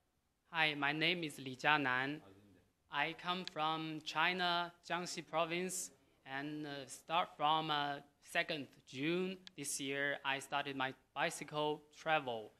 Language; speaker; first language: English; non-native, learner; Chinese